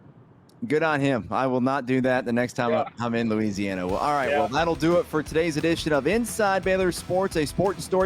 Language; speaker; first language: English; native; English